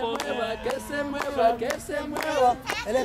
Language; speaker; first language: Spanish; native; Spanish